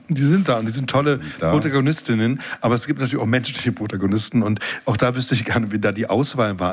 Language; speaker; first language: German; native; German